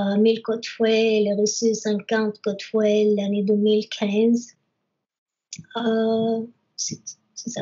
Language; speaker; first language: French; non-native, learner; Arabic